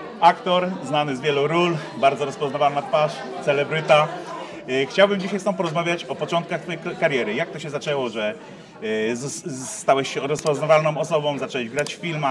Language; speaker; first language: Polish; native; Polish